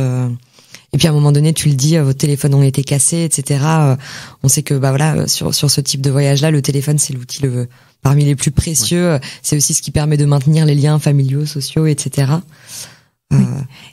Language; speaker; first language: French; native; French